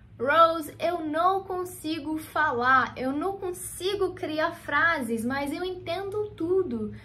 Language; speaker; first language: Portuguese; non-native, fluent; English